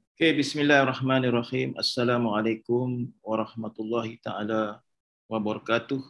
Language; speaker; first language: Malay; native; Malay